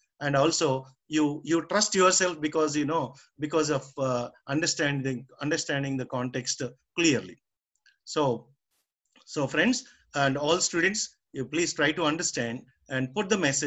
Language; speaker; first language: English; non-native, local second language; Telugu